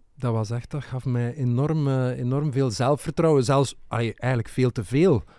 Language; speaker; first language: Dutch; native; Dutch